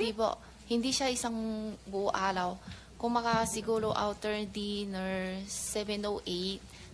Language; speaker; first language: Filipino; non-native, learner; Chinese